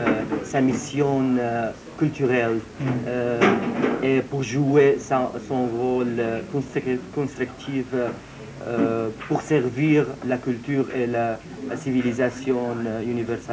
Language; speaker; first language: French; non-native, fluent; Syriac